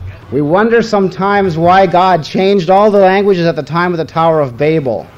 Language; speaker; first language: English; native; English